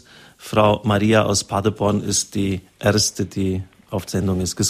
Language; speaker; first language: German; native; German